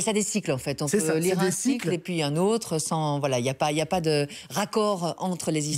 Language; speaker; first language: French; native; French